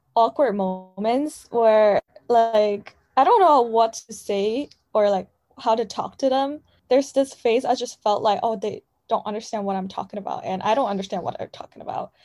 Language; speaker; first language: English; non-native, fluent; Chinese